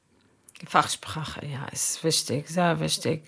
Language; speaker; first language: German; non-native, learner; Arabic